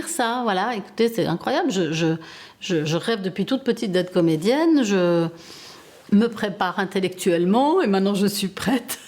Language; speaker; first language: French; early bilingual, other home language; Italian